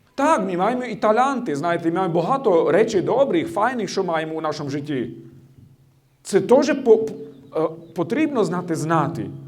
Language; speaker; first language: Ukrainian; non-native, fluent; Slovak